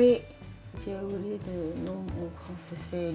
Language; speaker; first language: French; non-native, learner; Japanese